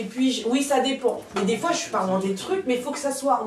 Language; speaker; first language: French; native; French